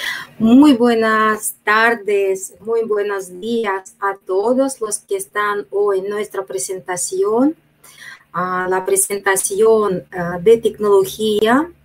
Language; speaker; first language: Spanish; non-native, fluent; Russian